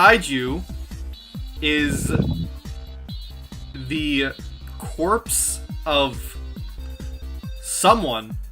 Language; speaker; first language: English; native; English